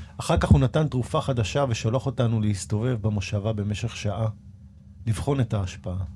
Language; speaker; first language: Hebrew; native; Hebrew